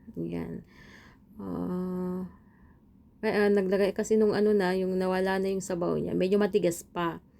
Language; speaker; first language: Filipino; non-native, local second language; Iloko